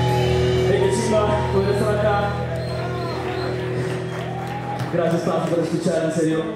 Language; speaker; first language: Italian; non-native, learner; Spanish